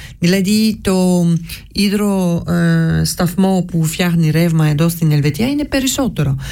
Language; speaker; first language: Greek; early bilingual, heritage; Greek